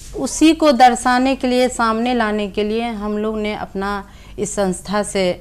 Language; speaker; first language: Hindi; native; Hindi